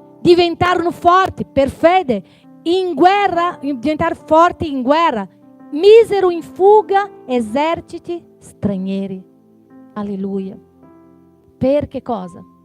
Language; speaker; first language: Italian; non-native, fluent; Portuguese